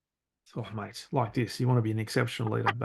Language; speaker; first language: English; native; English